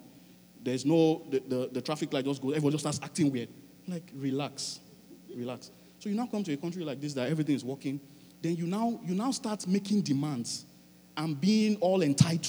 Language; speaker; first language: English; non-native, local second language; Yoruba